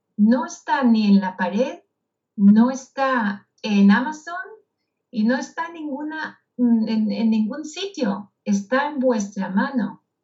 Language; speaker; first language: Spanish; non-native, fluent; Hebrew